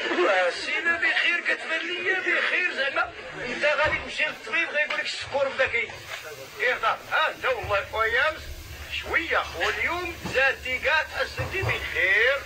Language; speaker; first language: Arabic; native; Arabic